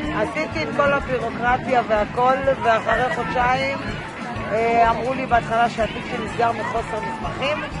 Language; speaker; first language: Hebrew; native; Hebrew